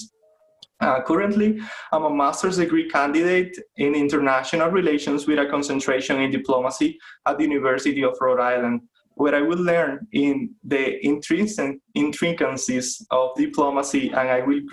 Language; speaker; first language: English; non-native, fluent; Spanish